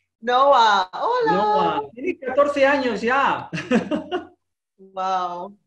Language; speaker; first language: Spanish; early bilingual, heritage; Spanish